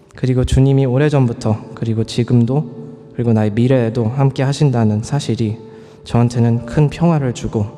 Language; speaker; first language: Korean; early bilingual, other home language; English